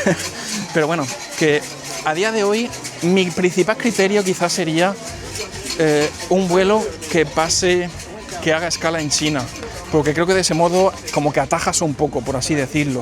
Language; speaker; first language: Spanish; native; Spanish